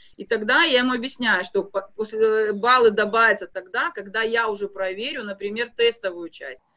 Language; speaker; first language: Russian; native; Russian